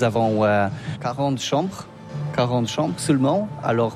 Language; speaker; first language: French; non-native, learner; Polish